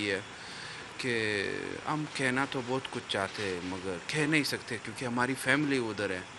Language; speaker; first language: Hindi; non-native, fluent; Pashto